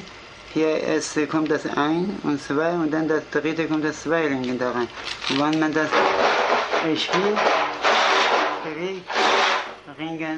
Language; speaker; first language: German; non-native, fluent; Kurdish